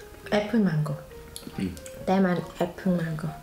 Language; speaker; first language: Korean; non-native, learner; Vietnamese